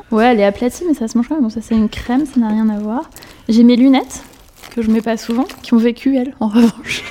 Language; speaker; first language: French; native; French